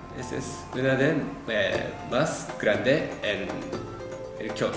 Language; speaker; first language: Spanish; non-native, learner; Japanese